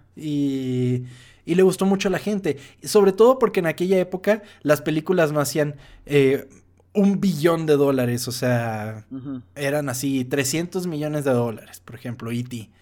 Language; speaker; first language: Spanish; non-native, fluent; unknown